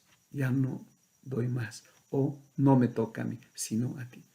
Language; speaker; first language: Spanish; native; Spanish